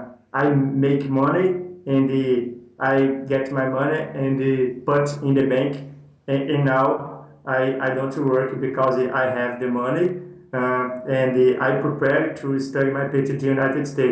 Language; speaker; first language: English; non-native, learner; Portuguese